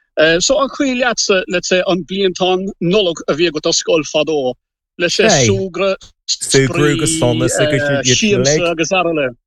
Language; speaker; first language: Irish; non-native, local second language; English